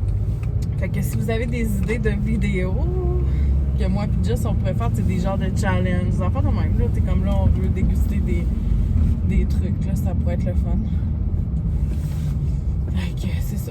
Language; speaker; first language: French; native; French